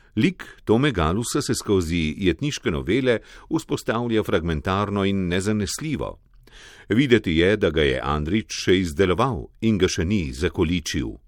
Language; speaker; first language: Slovenian; native; Slovenian